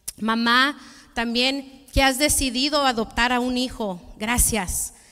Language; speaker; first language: Spanish; early bilingual, heritage; Spanish